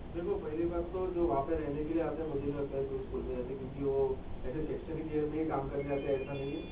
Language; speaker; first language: Hindi; non-native, local second language; Marathi